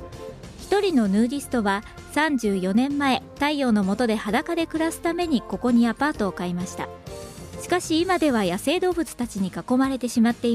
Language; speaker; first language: Japanese; native; Japanese